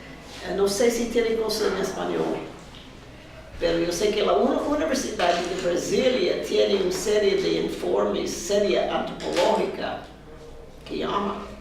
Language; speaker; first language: Spanish; non-native, fluent; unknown